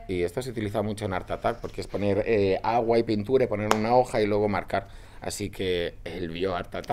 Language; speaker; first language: Spanish; native; Spanish